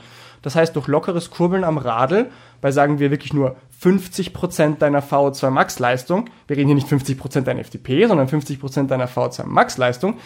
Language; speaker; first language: German; native; German